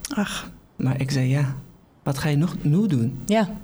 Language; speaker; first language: Dutch; non-native, fluent; Persian